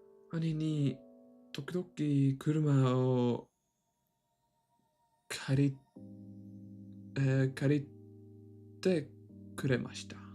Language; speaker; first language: Japanese; non-native, learner; English